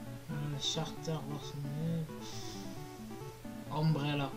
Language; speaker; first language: English; non-native, learner; French